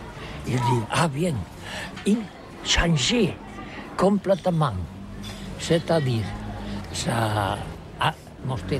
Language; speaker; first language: French; non-native, learner; Catalan